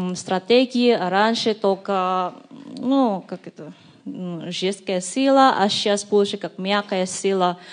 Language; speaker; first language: Russian; non-native, learner; Indonesian